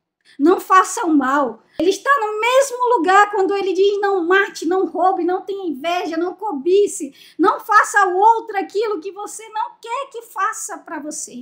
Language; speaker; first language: Portuguese; native; Portuguese